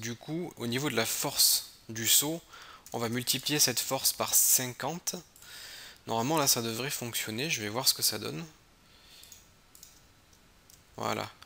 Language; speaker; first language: French; native; French